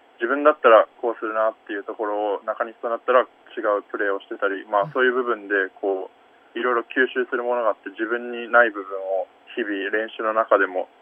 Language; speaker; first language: Japanese; native; Japanese